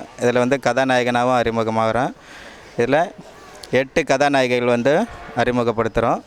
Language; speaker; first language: Tamil; native; Tamil